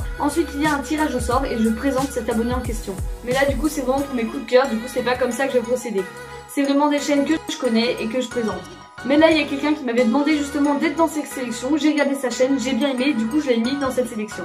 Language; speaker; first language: French; native; French